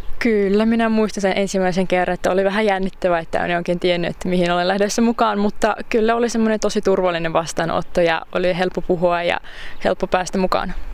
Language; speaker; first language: Finnish; native; Finnish